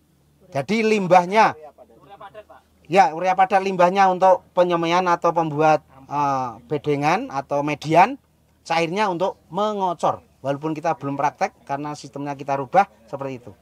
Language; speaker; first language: Indonesian; non-native, local second language; Javanese